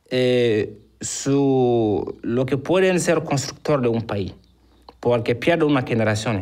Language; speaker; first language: Spanish; non-native, fluent; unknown